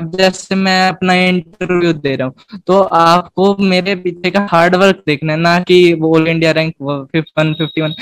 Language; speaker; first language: Hindi; native; Hindi